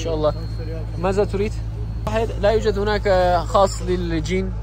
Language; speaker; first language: Arabic; non-native, learner; Turkish